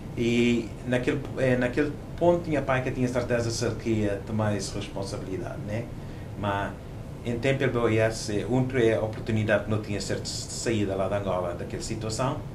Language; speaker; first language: Portuguese; non-native, local second language; Kabuverdianu